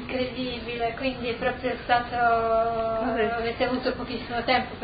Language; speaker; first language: Italian; native; Italian